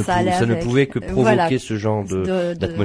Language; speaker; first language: French; native; French